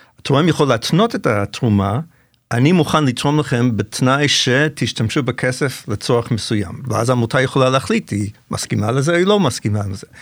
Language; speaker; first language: Hebrew; non-native, fluent; English